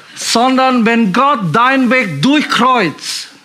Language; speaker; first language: German; non-native, fluent; Indonesian